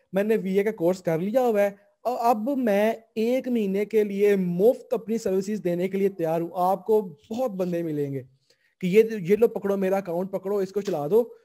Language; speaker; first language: Urdu; non-native, local second language; Punjabi